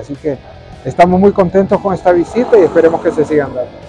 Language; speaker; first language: Spanish; native; Spanish